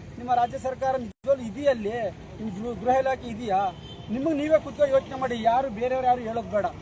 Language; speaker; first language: Kannada; native; Kannada